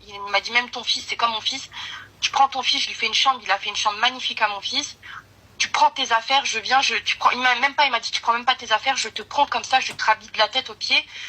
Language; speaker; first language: French; early bilingual, other home language; Arabic